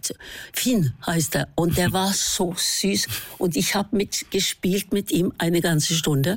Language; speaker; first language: German; non-native, fluent; Norwegian